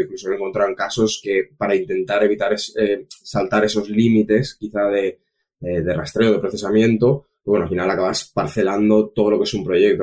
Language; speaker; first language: Spanish; native; Spanish